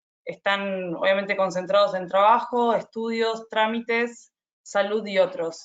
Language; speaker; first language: Spanish; native; Spanish